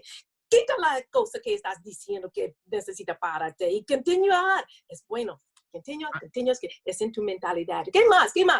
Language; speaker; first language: Spanish; non-native, learner; English